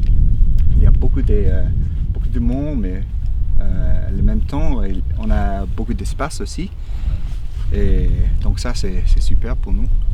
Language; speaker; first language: French; non-native, learner; English